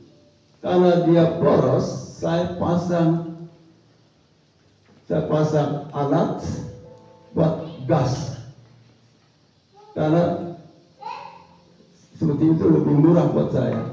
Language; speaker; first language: Indonesian; non-native, fluent; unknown